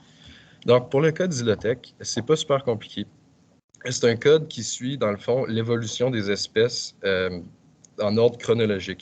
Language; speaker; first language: French; native; French